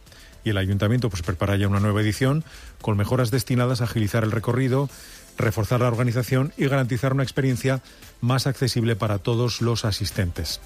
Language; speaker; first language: Spanish; native; Spanish